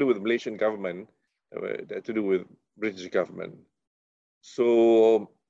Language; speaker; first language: English; non-native, local second language; Malay